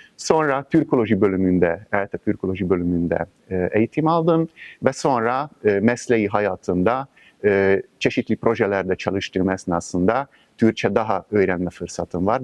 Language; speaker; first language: Turkish; non-native, fluent; Hungarian